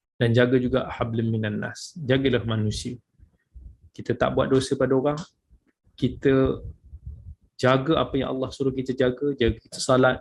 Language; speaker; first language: Malay; native; Malay